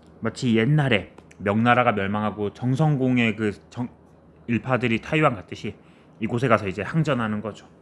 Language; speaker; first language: Korean; native; Korean